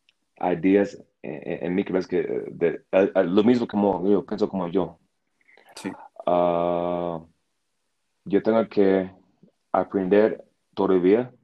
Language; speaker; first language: Spanish; non-native, learner; English